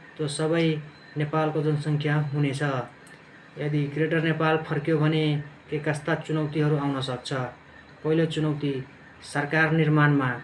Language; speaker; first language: Nepali; native; Nepali